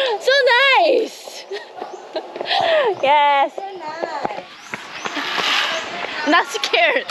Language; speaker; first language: English; non-native, learner; Korean